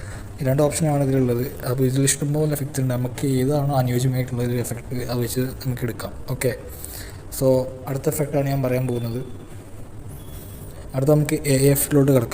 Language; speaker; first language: Malayalam; native; Malayalam